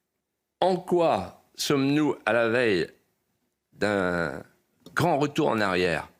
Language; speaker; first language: French; native; French